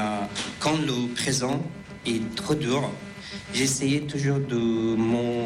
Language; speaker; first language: French; non-native, fluent; Persian